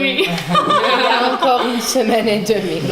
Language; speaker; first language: French; non-native, learner; English